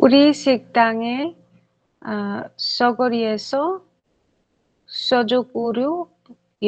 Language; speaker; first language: Korean; non-native, learner; Bangla